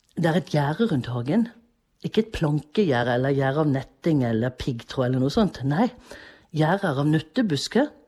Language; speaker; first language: Norwegian; early bilingual, other home language; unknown